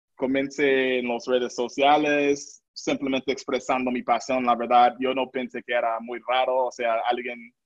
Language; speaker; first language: Spanish; non-native, local second language; English